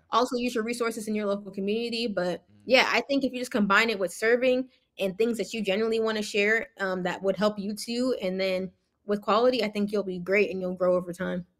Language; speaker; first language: English; early bilingual, other home language; Yoruba